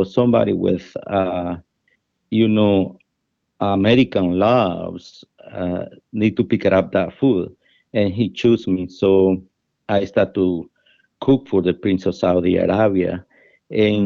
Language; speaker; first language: English; non-native, fluent; Spanish